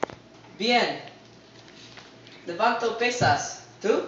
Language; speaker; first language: Spanish; non-native, learner; English